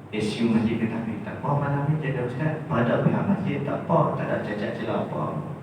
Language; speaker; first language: Malay; native; Malay